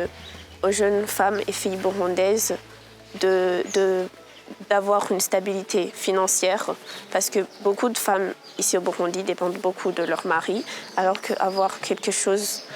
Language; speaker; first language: French; non-native, local second language; Rundi